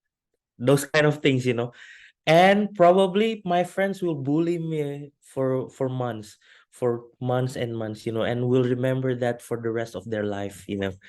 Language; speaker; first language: English; non-native, fluent; Indonesian